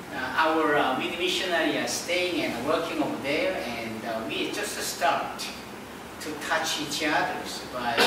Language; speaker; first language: English; non-native, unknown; Korean